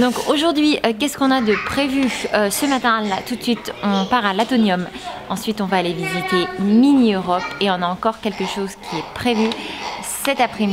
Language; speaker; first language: French; native; French